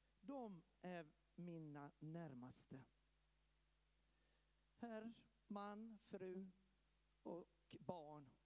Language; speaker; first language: Swedish; early bilingual, heritage; Swedish